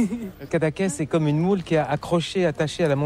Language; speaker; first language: French; native; French